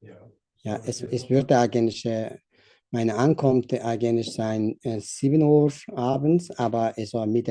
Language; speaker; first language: German; non-native, learner; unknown